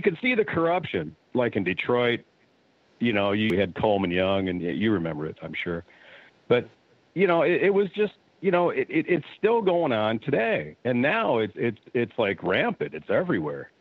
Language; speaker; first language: English; native; English